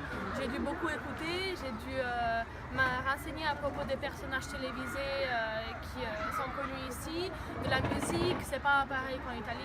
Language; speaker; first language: French; non-native, fluent; Italian